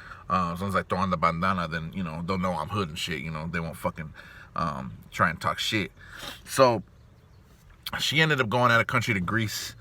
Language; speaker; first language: English; native; English